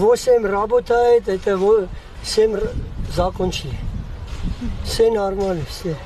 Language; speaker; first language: Russian; non-native, learner; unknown